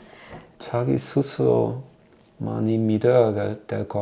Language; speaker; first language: Korean; non-native, fluent; German